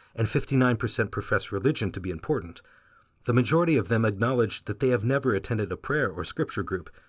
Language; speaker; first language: English; early bilingual, other home language; Vietnamese